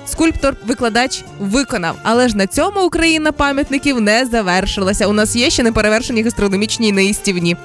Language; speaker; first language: Ukrainian; native; Ukrainian